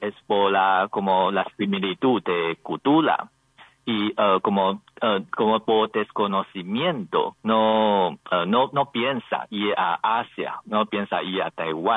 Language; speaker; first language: Spanish; non-native, learner; Chinese